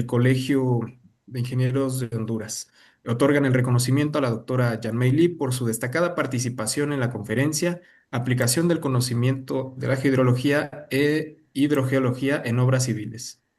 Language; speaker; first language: Spanish; native; Spanish